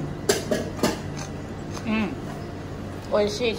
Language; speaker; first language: Japanese; non-native, learner; Thai